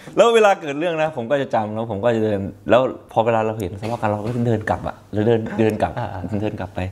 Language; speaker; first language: Thai; native; Thai